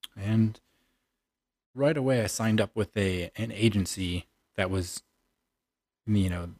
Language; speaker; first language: English; native; English